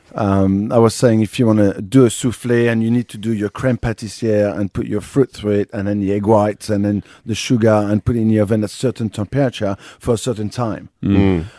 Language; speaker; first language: English; non-native, fluent; French